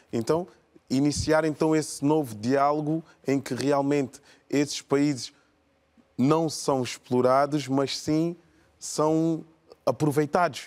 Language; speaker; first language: Portuguese; early bilingual, other home language; Kabuverdianu